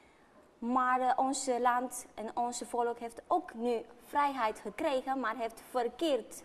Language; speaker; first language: Dutch; non-native, fluent; Romanian